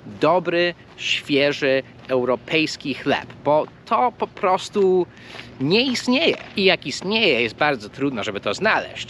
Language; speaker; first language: Polish; non-native, fluent; English